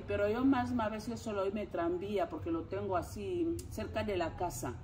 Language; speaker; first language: Spanish; non-native, fluent; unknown